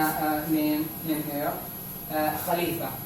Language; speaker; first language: English; non-native, learner; Indonesian